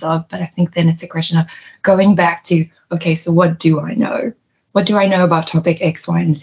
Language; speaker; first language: English; native; English